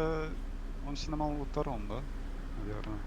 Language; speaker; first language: Russian; non-native, learner; English